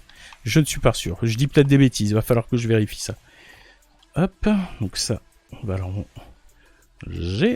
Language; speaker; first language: French; native; French